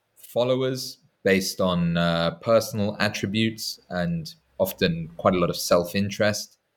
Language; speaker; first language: English; native; English